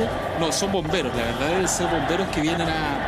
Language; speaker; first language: Spanish; native; Spanish